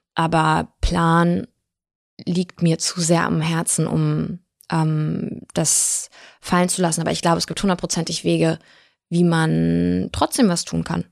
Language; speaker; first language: German; early bilingual, other home language; Russian